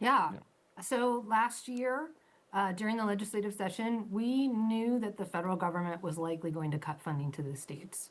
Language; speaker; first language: English; native; English